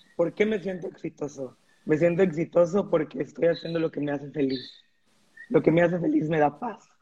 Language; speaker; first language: Spanish; native; Spanish